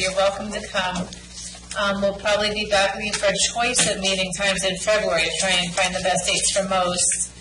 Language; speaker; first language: English; native; English